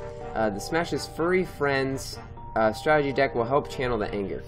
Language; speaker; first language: English; native; English